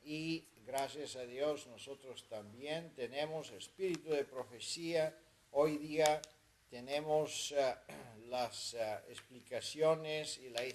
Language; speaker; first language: Spanish; non-native, fluent; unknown